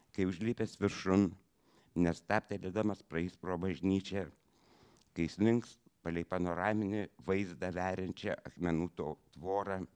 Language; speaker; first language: French; non-native, fluent; Lithuanian